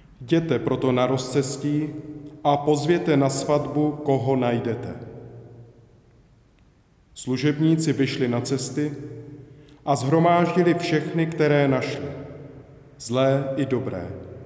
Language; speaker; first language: Czech; native; Czech